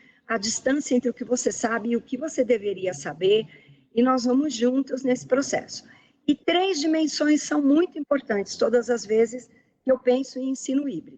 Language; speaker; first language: Portuguese; native; Portuguese